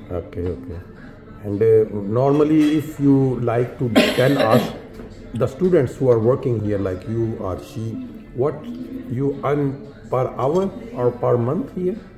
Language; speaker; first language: English; non-native, learner; Urdu